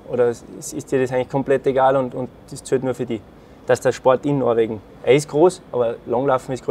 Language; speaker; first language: German; native; German